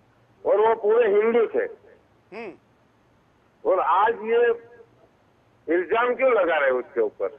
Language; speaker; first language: Hindi; non-native, local second language; Gujarati